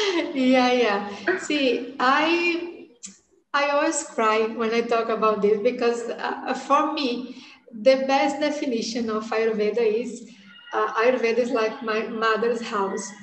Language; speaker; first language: English; non-native, fluent; Portuguese